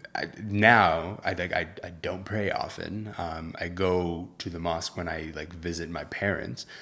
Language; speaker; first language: English; early bilingual, other home language; Arabic